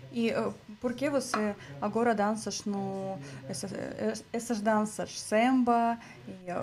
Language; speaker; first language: Portuguese; non-native, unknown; Russian